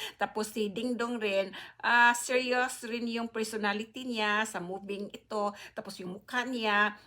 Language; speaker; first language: Filipino; non-native, local second language; Cebuano